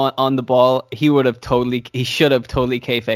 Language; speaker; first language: English; native; English